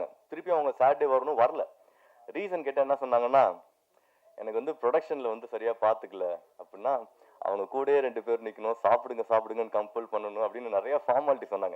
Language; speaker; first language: Tamil; native; Tamil